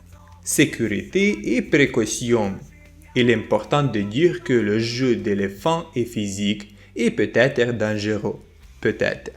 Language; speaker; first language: French; non-native, fluent; Russian